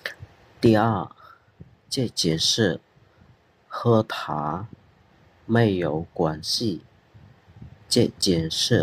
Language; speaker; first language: Chinese; non-native, fluent; Khmer